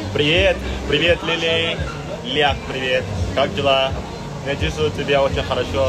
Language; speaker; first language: Russian; non-native, learner; Indonesian